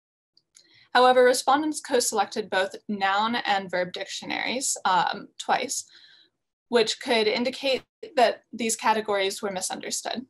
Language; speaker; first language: English; native; English